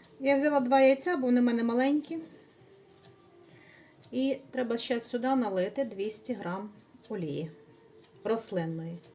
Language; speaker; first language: Ukrainian; native; Ukrainian